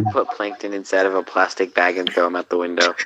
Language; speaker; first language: English; native; English